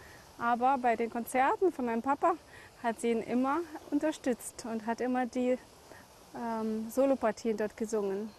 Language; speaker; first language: German; native; German